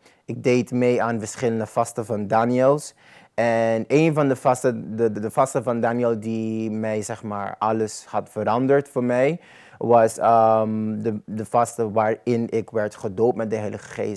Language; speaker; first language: Dutch; non-native, local second language; Papiamento